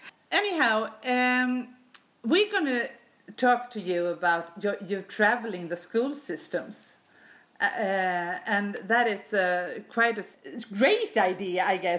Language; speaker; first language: English; non-native, fluent; Swedish